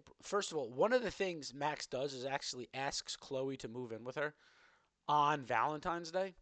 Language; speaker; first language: English; native; English